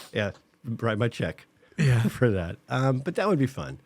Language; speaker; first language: English; native; English